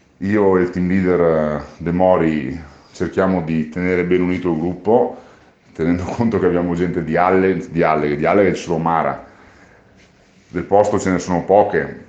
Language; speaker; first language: Italian; native; Italian